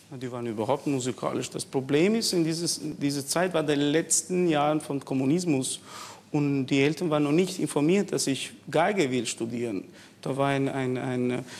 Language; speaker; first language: German; non-native, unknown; Albanian